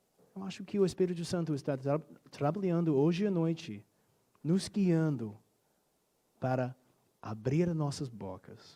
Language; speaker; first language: Portuguese; non-native, fluent; English